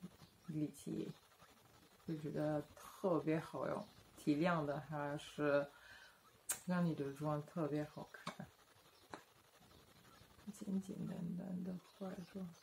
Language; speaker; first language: Chinese; non-native, fluent; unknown